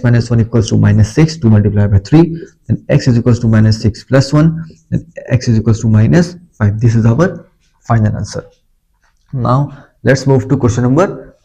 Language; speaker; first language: English; non-native, local second language; Hindi